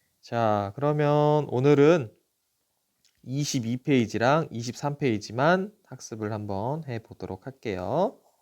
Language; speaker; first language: Korean; native; Korean